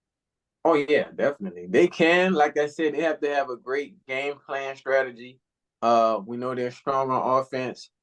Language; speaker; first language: English; native; English